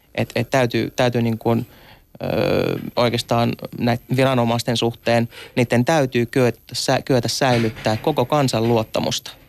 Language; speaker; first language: Finnish; early bilingual, other home language; Arabic